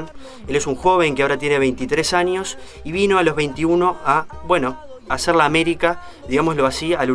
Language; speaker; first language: Spanish; native; Spanish